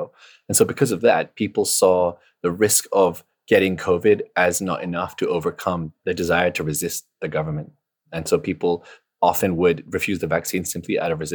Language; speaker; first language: English; non-native, local second language; Cantonese